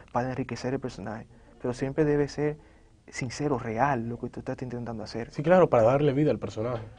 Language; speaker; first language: Spanish; native; Spanish